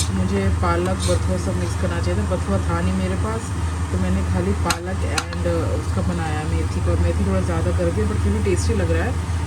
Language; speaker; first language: Hindi; non-native, local second language; Mizo